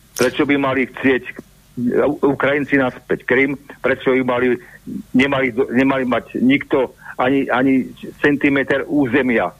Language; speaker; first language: Slovak; native; Slovak